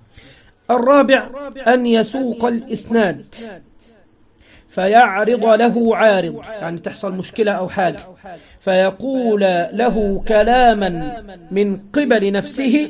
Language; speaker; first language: Arabic; native; Arabic